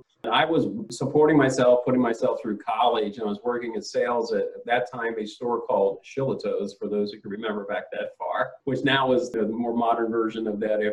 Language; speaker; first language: English; native; English